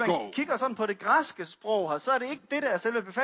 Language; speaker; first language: Danish; native; Danish